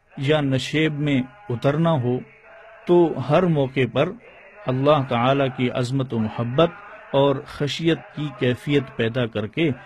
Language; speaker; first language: Urdu; native; Urdu